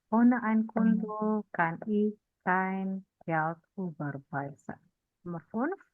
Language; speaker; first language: German; non-native, fluent; Indonesian